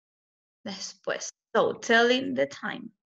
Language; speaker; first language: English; non-native, fluent; Spanish